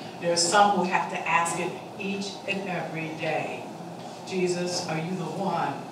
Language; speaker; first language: English; native; English